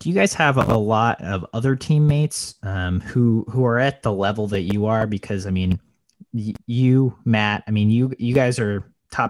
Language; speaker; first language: English; native; English